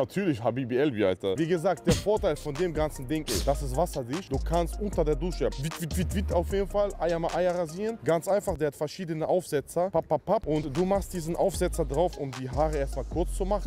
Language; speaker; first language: German; native; German